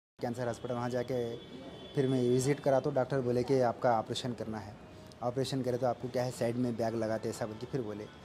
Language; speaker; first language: Hindi; non-native, local second language; Urdu